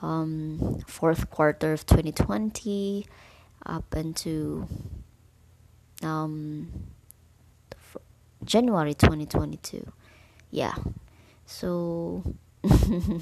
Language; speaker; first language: English; non-native, local second language; Cebuano